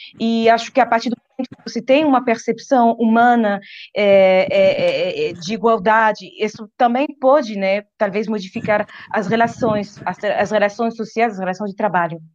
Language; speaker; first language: Portuguese; non-native, fluent; French